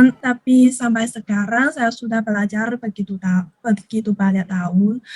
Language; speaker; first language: Indonesian; non-native, learner; Cantonese